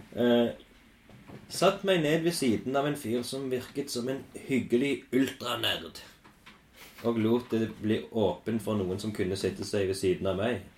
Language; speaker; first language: Norwegian; native; Norwegian